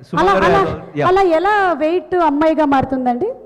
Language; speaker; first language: Telugu; native; Telugu